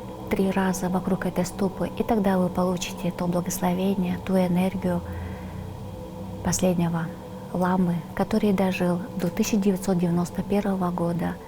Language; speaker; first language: Russian; non-native, local second language; Tuvinian